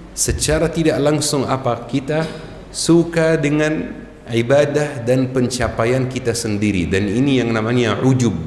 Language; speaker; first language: Indonesian; non-native, fluent; Arabic